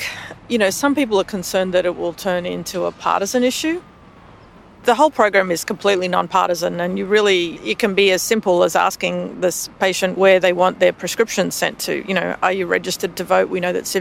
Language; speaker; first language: English; native; English